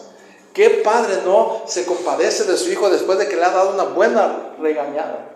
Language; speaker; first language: Spanish; native; Spanish